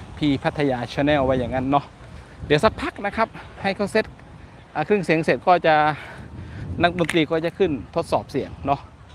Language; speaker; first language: Thai; non-native, local second language; Northern Khmer